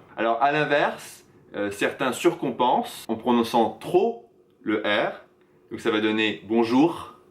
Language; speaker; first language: French; native; French